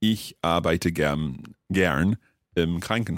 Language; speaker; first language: German; non-native, learner; English